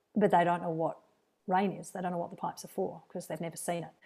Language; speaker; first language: English; native; English